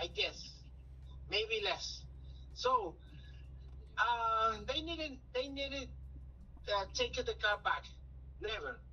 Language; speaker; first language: English; non-native, learner; Spanish